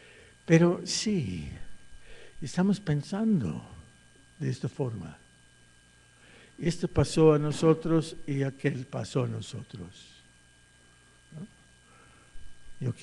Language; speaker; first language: Spanish; non-native, fluent; English